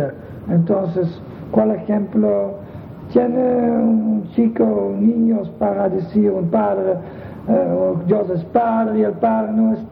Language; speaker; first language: Spanish; non-native, fluent; Dutch